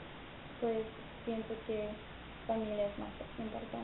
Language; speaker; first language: Spanish; non-native, learner; English